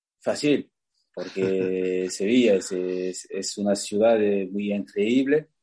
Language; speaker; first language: Spanish; non-native, learner; French